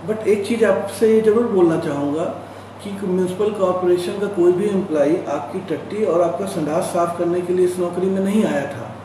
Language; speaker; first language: Hindi; non-native, local second language; Marathi